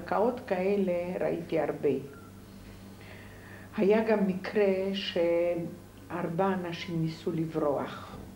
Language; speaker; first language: Hebrew; non-native, fluent; Polish